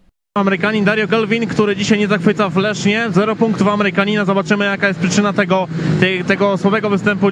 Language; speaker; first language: Polish; native; Polish